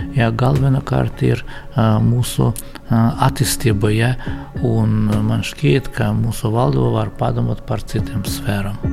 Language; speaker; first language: Latvian; non-native, local second language; Russian